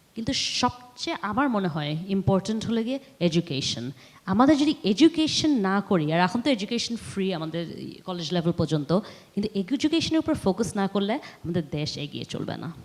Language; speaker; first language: Bangla; early bilingual, heritage; Bangla